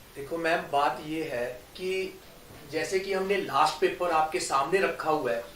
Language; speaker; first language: Hindi; non-native, local second language; Punjabi